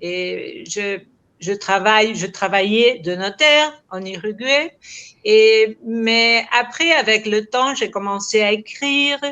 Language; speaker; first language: French; non-native, fluent; Spanish